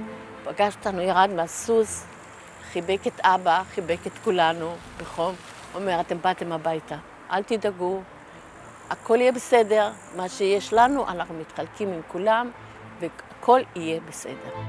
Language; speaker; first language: Hebrew; early bilingual, other home language; Yiddish